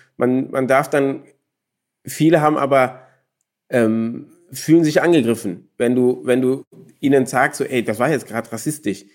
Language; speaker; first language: German; early bilingual, other home language; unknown